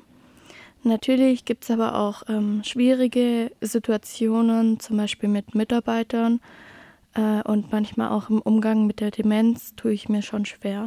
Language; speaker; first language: German; native; German